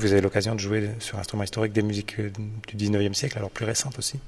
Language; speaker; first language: French; native; French